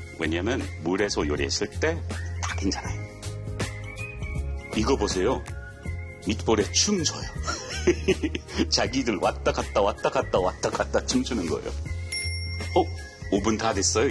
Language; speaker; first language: Korean; non-native, learner; English